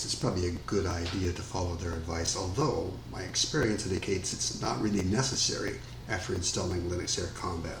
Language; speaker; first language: English; native; English